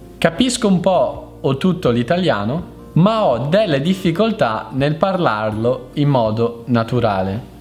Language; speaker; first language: Italian; native; Italian